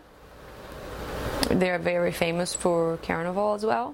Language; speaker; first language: English; non-native, fluent; Portuguese